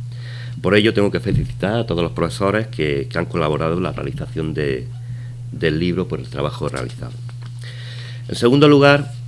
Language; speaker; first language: Spanish; native; Spanish